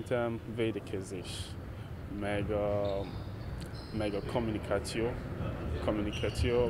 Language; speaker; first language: Hungarian; non-native, learner; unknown